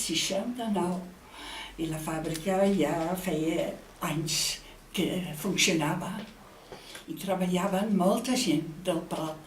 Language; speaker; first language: Catalan; non-native, fluent; Dutch